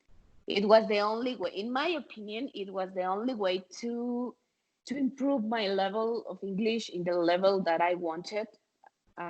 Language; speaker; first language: English; non-native, fluent; Spanish